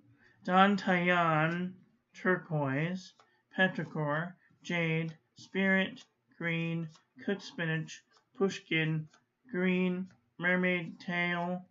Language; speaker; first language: English; native; English